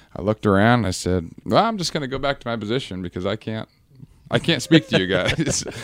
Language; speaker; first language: English; native; English